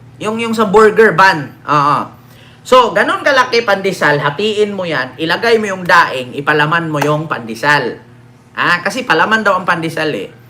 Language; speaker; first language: Filipino; non-native, local second language; Cebuano